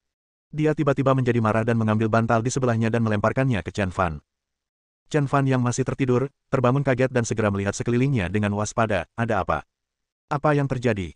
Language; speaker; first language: Indonesian; native; Indonesian